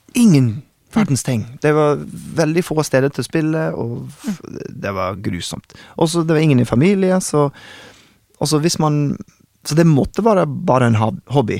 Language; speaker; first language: Norwegian; non-native, fluent; English